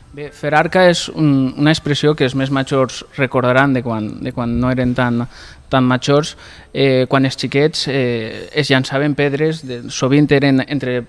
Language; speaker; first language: Catalan; native; Catalan